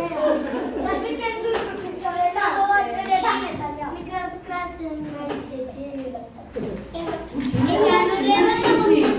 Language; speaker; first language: Basque; non-native, local second language; Spanish